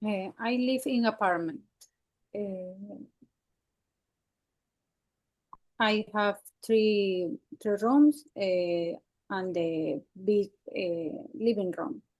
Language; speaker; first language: English; non-native, learner; Spanish